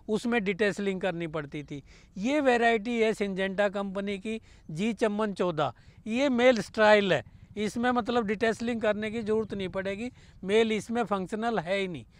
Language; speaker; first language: Hindi; native; Hindi